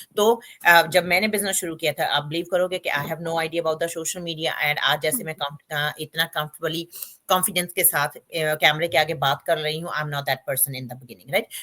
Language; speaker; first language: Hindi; non-native, local second language; Punjabi